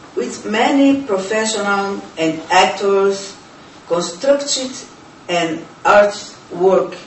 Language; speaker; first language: English; non-native, learner; Portuguese